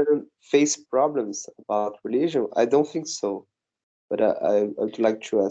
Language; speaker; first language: English; non-native, learner; Portuguese